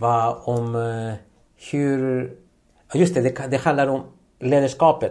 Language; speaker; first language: Swedish; non-native, fluent; Spanish